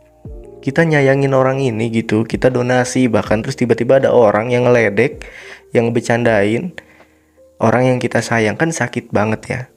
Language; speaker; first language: Indonesian; native; Indonesian